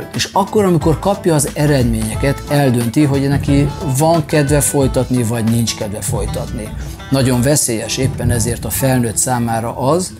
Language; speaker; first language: Hungarian; native; Hungarian